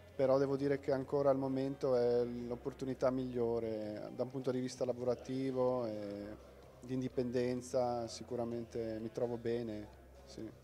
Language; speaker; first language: Italian; native; Italian